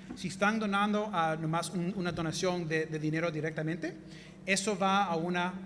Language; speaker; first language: Spanish; early bilingual, heritage; Spanish